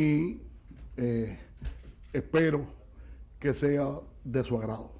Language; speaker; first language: Spanish; native; Spanish